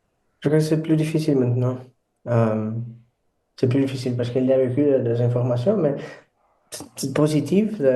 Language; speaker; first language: French; non-native, fluent; Portuguese